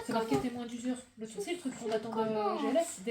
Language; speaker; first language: French; native; French